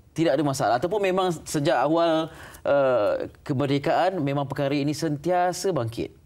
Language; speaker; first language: Malay; native; Malay